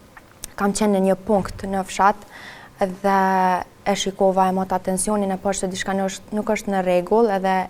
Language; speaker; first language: Albanian; native; Albanian